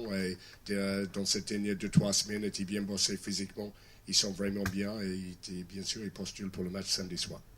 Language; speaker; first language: French; non-native, fluent; English